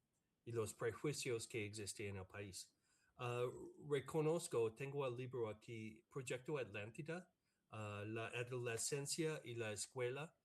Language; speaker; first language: Spanish; non-native, fluent; English